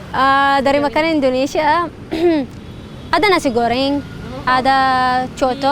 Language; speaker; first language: Indonesian; non-native, learner; Arabic